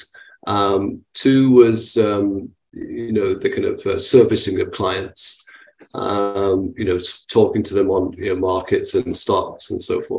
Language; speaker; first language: English; native; English